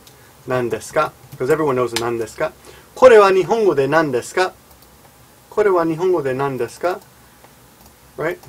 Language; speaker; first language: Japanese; non-native, fluent; English